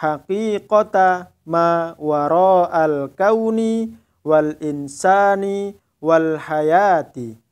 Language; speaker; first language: Arabic; non-native, fluent; Indonesian